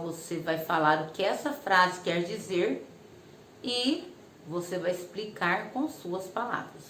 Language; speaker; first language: Portuguese; native; Portuguese